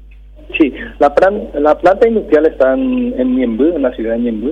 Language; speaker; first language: Spanish; early bilingual, other home language; Korean